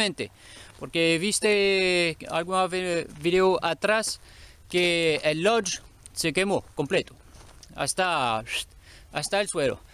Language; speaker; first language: Spanish; non-native, learner; French